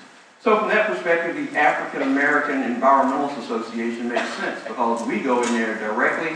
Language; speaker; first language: English; native; English